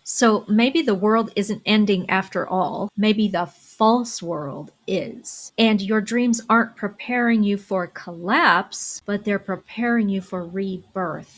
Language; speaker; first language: English; native; English